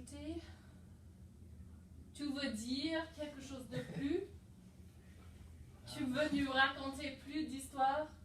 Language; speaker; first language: French; non-native, fluent; English